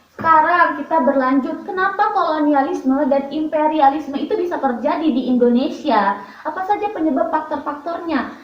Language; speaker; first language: Indonesian; native; Indonesian